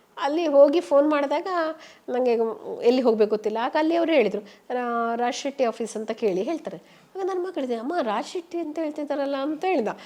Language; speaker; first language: Kannada; non-native, local second language; Tulu